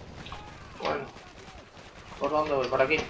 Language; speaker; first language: Spanish; native; Spanish